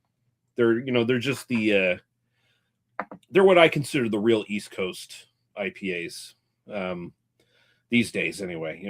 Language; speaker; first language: English; native; English